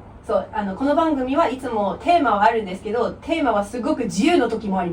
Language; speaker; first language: Japanese; non-native, fluent; English